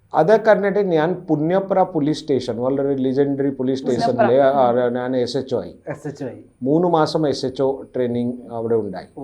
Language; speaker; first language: Malayalam; non-native, local second language; Odia